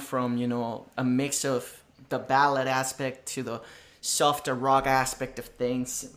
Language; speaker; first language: English; non-native, fluent; Spanish